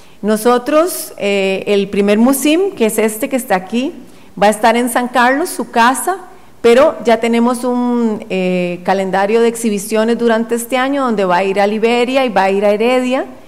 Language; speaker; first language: Spanish; native; Spanish